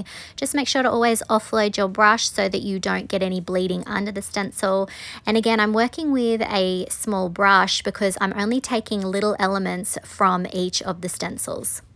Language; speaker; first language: English; native; English